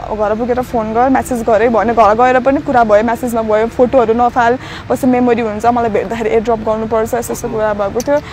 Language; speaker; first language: Nepali; native; Nepali